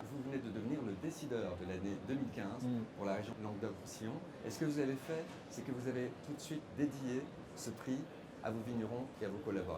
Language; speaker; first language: French; native; French